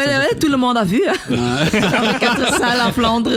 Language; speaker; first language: French; non-native, local second language; Dutch